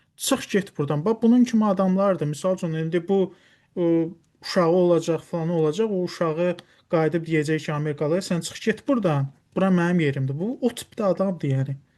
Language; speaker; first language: Azerbaijani; non-native, local second language; Talysh